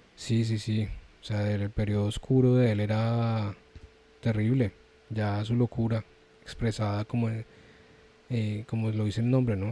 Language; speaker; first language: Spanish; native; Spanish